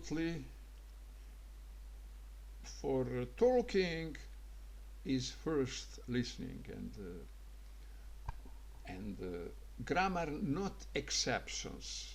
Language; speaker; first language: English; non-native, learner; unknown